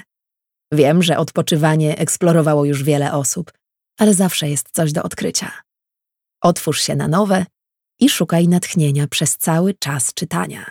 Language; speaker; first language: Polish; native; Polish